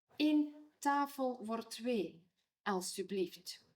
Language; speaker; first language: Dutch; non-native, fluent; Ukrainian